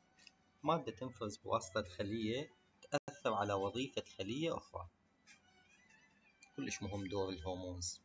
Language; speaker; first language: Arabic; native; Arabic